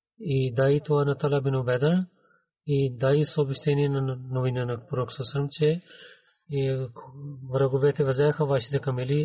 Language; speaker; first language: Bulgarian; non-native, learner; Urdu